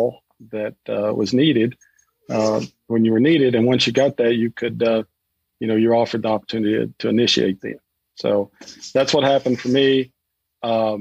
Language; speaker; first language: English; native; English